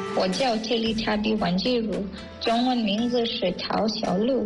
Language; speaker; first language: Chinese; non-native, fluent; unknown